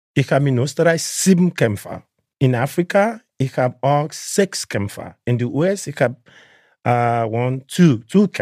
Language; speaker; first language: German; non-native, learner; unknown